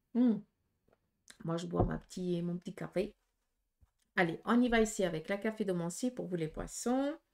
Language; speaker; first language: French; native; French